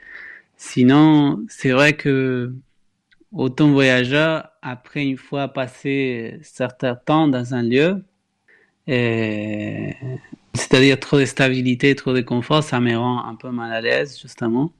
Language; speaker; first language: French; non-native, fluent; Spanish